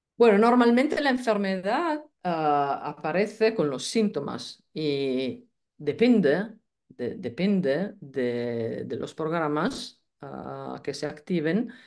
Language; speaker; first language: Spanish; non-native, fluent; Italian